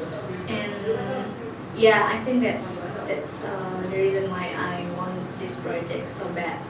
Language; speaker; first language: English; non-native, learner; Indonesian